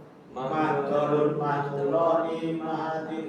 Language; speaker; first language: Arabic; non-native, learner; Indonesian